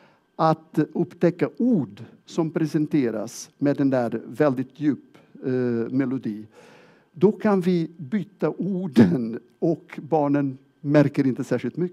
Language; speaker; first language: Swedish; non-native, fluent; Portuguese